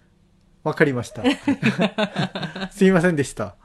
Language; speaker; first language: Japanese; non-native, learner; Korean